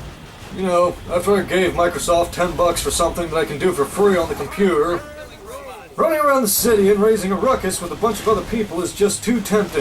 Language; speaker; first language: English; native; English